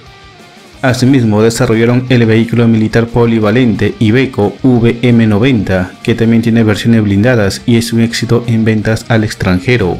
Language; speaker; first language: Spanish; native; Spanish